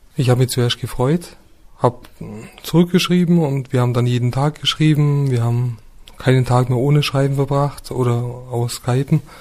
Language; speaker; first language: German; native; German